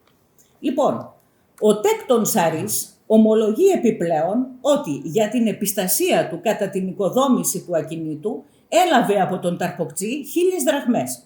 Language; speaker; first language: Greek; native; Greek